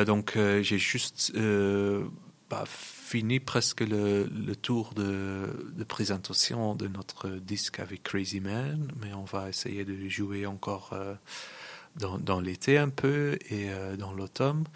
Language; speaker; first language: French; non-native, local second language; Dutch